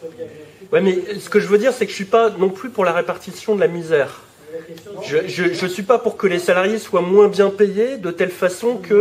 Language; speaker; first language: French; native; French